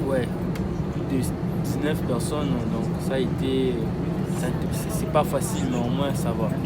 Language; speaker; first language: French; non-native, local second language; Lingala